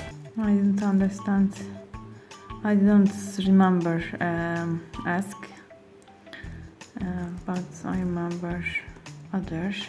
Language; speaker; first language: English; non-native, learner; Turkish